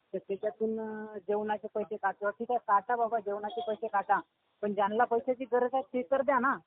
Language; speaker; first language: Marathi; native; Marathi